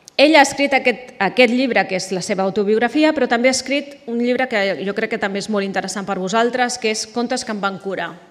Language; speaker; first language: Catalan; native; Catalan